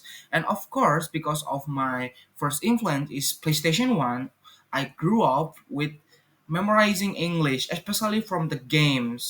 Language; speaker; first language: English; non-native, fluent; Indonesian